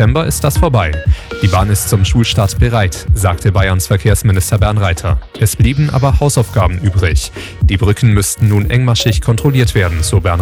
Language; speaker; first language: German; native; German